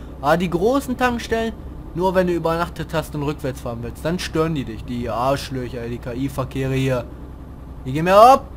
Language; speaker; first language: German; native; German